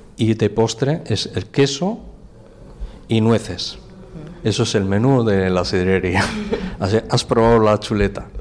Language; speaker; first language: Spanish; native; Spanish